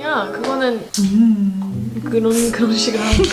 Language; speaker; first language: Korean; early bilingual, heritage; English